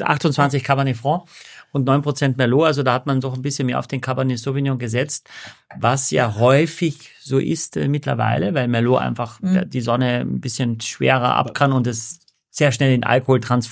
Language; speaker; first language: German; native; German